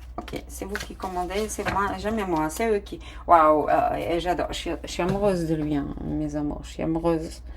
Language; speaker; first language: French; non-native, fluent; Portuguese